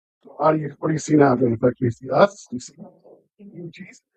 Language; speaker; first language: English; native; English